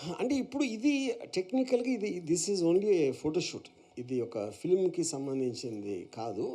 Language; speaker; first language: Telugu; native; Telugu